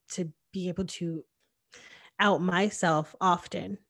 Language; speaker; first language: English; native; English